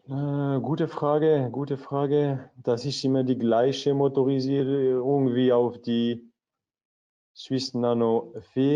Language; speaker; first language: German; non-native, learner; French